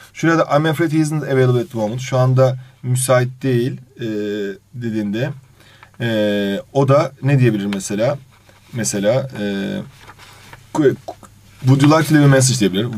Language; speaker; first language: English; non-native, fluent; Turkish